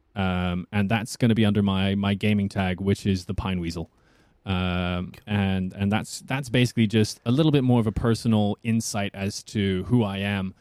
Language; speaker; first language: English; native; English